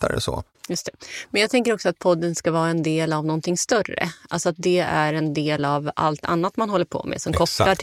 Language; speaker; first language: Swedish; native; Swedish